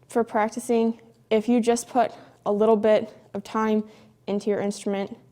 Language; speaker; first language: English; native; English